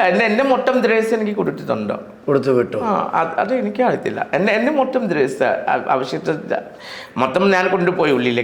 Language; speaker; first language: Malayalam; non-native, learner; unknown